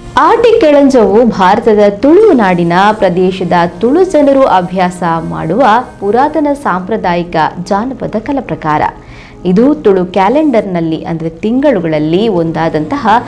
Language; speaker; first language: Kannada; non-native, local second language; Tulu